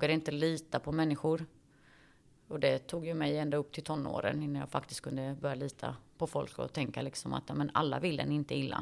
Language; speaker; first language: Swedish; early bilingual, other home language; Bosnian